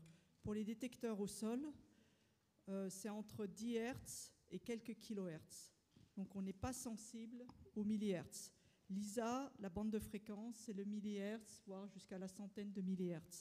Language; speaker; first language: French; native; French